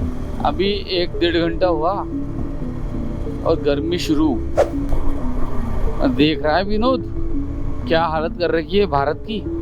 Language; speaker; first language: Hindi; native; Hindi